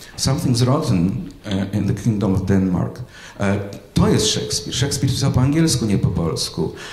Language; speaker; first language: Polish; native; Polish